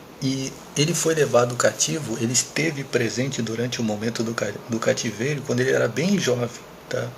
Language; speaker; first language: Portuguese; native; Portuguese